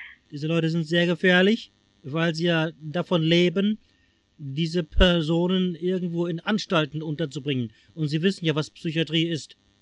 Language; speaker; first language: German; native; German